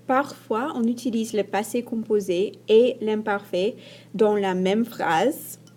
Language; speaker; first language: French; non-native, fluent; English